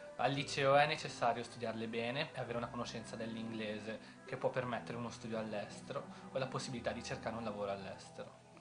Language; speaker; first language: Italian; native; Italian